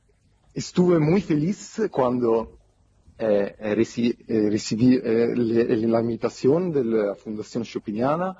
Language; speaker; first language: Spanish; non-native, fluent; Italian